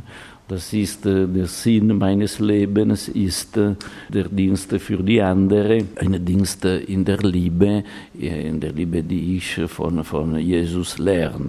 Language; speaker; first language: German; non-native, fluent; Italian